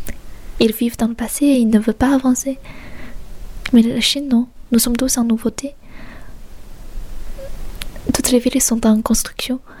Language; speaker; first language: French; non-native, fluent; Chinese